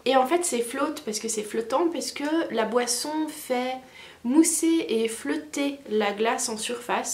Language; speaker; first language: French; native; French